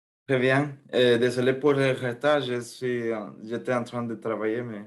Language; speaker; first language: French; non-native, fluent; Spanish